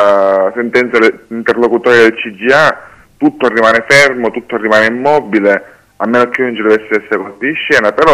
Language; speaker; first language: Italian; native; Italian